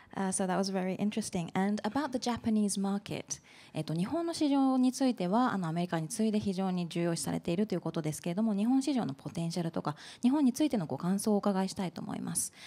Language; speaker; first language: Japanese; native; Japanese